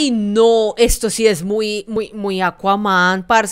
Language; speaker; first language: Spanish; native; Spanish